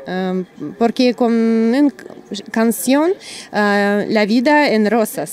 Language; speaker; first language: Spanish; non-native, learner; Russian